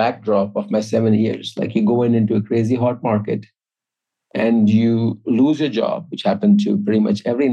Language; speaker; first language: English; non-native, local second language; Hindi